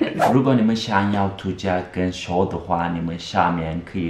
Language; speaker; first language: Chinese; non-native, learner; Turkish